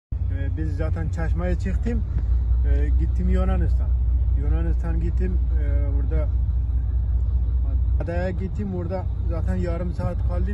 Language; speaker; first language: Turkish; non-native, learner; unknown